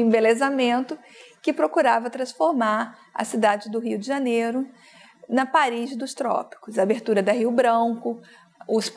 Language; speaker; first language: Portuguese; native; Portuguese